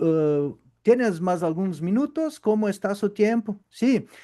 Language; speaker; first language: Spanish; non-native, fluent; Portuguese